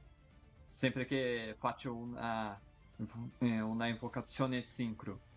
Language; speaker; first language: Italian; non-native, fluent; Portuguese